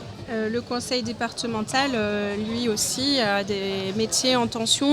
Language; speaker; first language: French; native; French